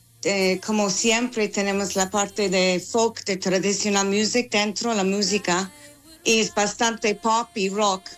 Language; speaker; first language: Spanish; non-native, fluent; English